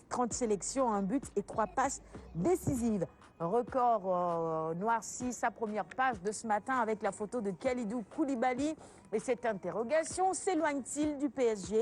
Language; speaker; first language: French; non-native, local second language; Wolof